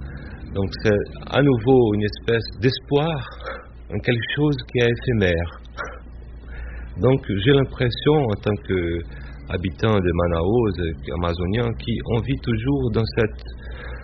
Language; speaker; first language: French; non-native, fluent; Portuguese